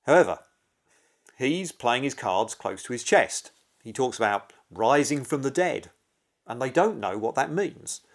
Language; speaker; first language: English; native; English